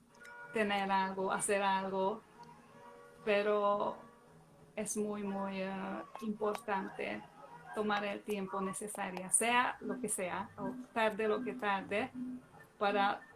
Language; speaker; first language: Spanish; non-native, fluent; Hungarian